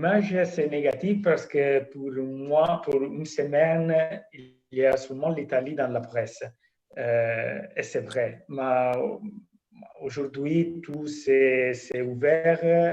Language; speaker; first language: French; non-native, fluent; Italian